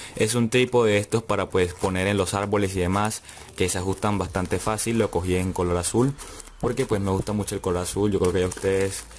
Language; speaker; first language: Spanish; native; Spanish